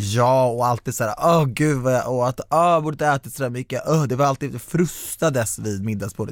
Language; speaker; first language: Swedish; native; Swedish